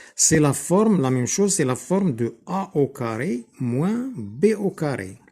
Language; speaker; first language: French; non-native, local second language; Arabic